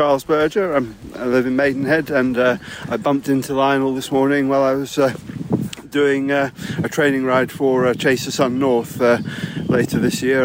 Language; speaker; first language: English; native; English